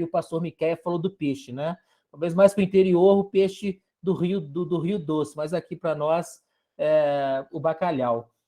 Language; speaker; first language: Portuguese; native; Portuguese